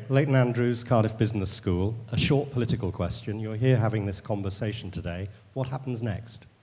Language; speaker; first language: English; native; English